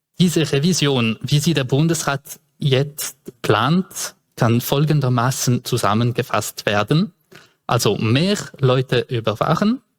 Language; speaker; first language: German; non-native, local second language; French